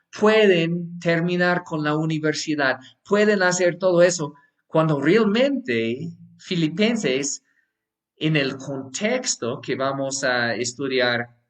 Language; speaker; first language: Spanish; non-native, fluent; English